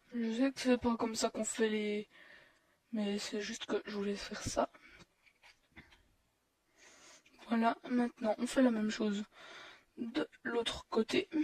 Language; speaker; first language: French; native; French